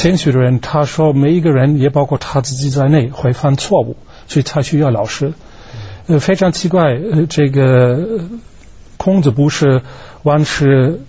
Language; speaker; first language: Chinese; non-native, fluent; German